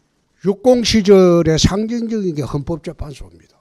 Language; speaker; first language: Korean; native; Korean